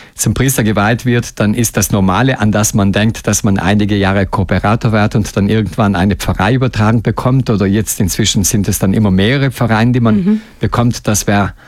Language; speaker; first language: German; non-native, local second language; Ladin